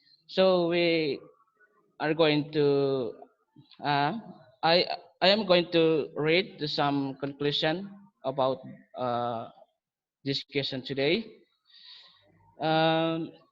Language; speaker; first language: English; non-native, learner; Indonesian